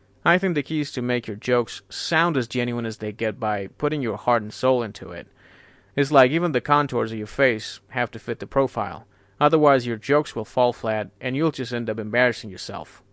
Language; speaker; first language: English; non-native, fluent; Persian